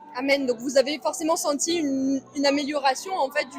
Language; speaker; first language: French; native; French